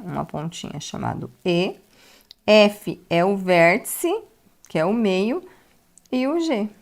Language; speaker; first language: Portuguese; native; Portuguese